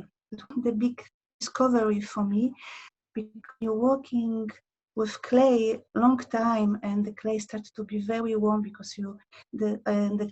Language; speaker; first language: English; non-native, learner; Polish